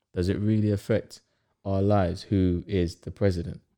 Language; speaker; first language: English; native; English